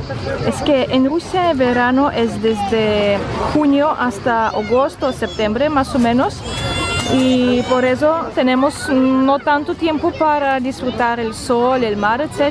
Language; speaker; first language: Spanish; non-native, fluent; Russian